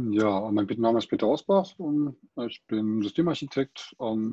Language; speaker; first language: German; non-native, fluent; English